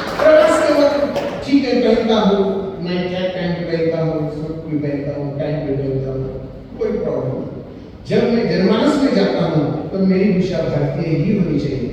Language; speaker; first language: Hindi; non-native, local second language; Marathi